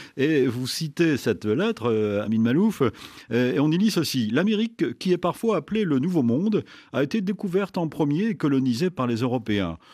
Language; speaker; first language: French; native; French